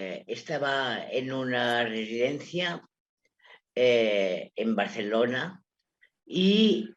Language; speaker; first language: Spanish; non-native, local second language; Catalan